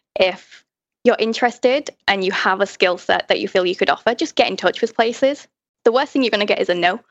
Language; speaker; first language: English; native; English